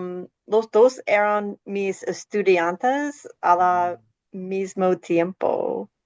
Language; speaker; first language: Spanish; non-native, fluent; English